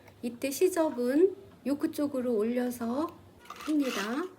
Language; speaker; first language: Korean; native; Korean